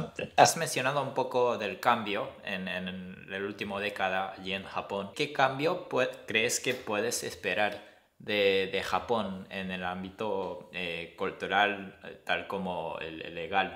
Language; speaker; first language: Spanish; non-native, fluent; Japanese